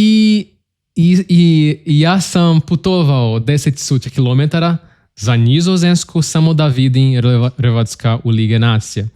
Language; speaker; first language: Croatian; non-native, learner; Portuguese